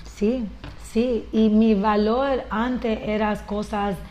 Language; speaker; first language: Spanish; early bilingual, heritage; Spanish